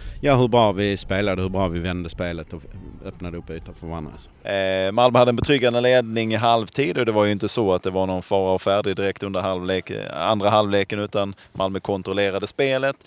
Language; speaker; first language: Swedish; native; Swedish